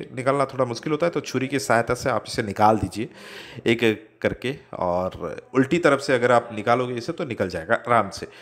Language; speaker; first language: Hindi; non-native, local second language; Odia